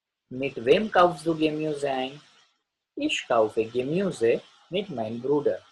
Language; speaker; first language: German; non-native, learner; Gujarati